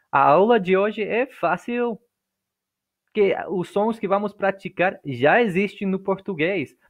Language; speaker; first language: Portuguese; non-native, fluent; English